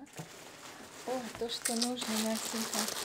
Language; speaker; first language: Russian; native; Russian